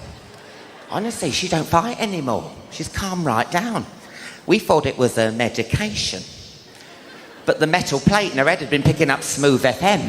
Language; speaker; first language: English; native; English